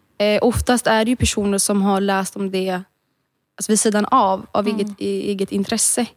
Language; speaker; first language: Swedish; early bilingual, other home language; Romany